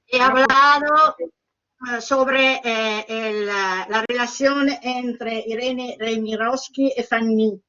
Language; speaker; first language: Spanish; non-native, learner; Italian